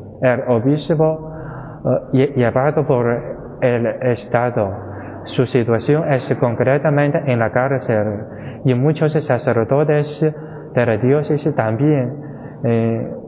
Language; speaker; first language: Spanish; non-native, fluent; Chinese